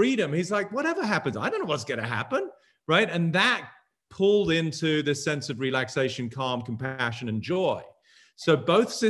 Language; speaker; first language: English; native; English